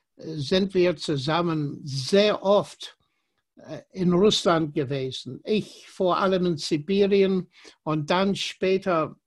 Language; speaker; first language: German; non-native, fluent; English